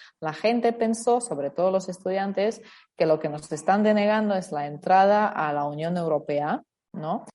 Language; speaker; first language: Spanish; non-native, fluent; Russian